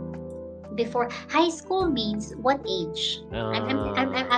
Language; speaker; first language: English; non-native, local second language; Filipino